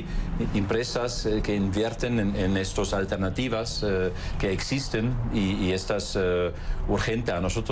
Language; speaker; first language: Spanish; non-native, fluent; German